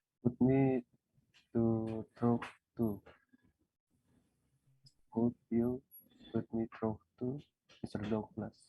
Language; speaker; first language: English; non-native, learner; Indonesian